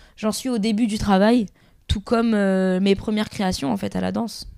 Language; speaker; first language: French; native; French